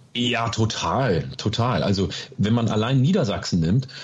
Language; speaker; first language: German; early bilingual, other home language; Oromo